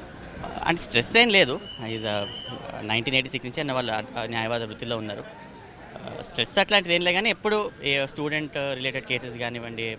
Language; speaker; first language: Telugu; native; Telugu